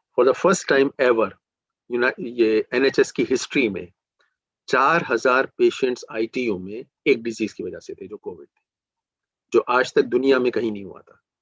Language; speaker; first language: Urdu; native; Urdu